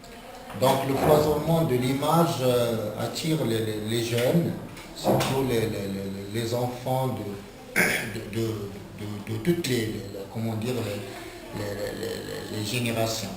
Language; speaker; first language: French; non-native, local second language; Arabic